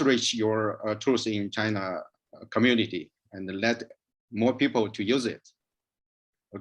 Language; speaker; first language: English; non-native, learner; Chinese